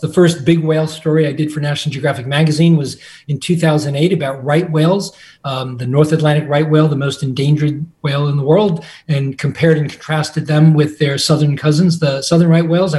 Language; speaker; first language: English; native; English